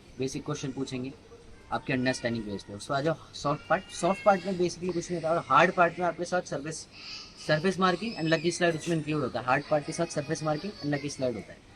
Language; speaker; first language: Hindi; native; Hindi